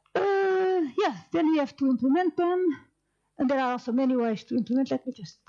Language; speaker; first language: English; non-native, fluent; Portuguese